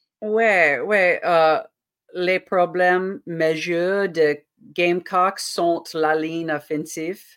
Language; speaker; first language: French; non-native, learner; English